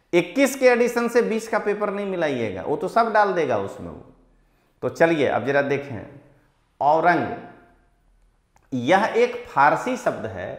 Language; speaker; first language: Hindi; non-native, local second language; Gujarati